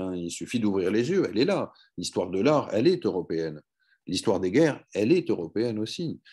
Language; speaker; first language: French; native; French